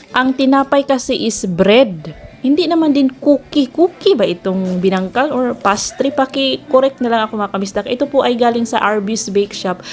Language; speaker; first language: Filipino; non-native, local second language; Cebuano